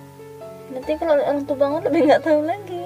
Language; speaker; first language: Indonesian; native; Indonesian